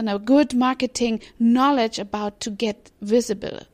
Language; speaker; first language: English; non-native, fluent; German